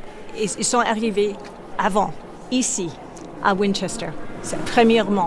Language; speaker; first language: French; non-native, fluent; English